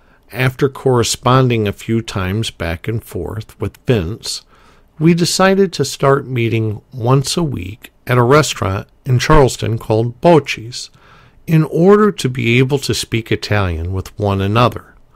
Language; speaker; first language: English; native; English